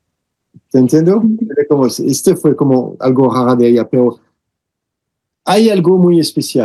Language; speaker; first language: Spanish; non-native, fluent; French